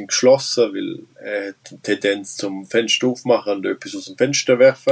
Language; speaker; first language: German; non-native, local second language; Romansh